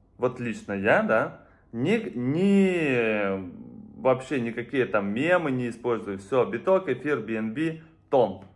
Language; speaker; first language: Russian; native; Russian